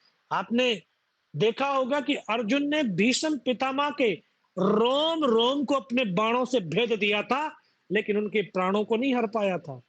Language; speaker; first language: Hindi; native; Hindi